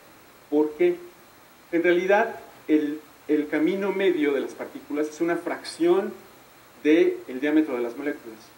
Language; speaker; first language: Spanish; native; Spanish